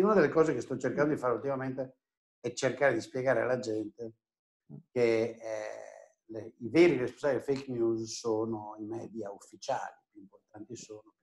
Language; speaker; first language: Italian; native; Italian